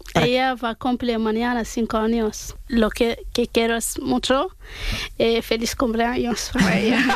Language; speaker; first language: Spanish; non-native, learner; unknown